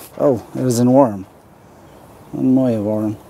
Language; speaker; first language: Dutch; non-native, fluent; Arabic